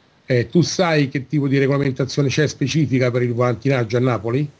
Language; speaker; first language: Italian; native; Italian